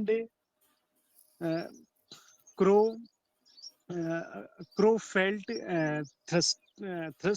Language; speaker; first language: English; non-native, learner; Hindi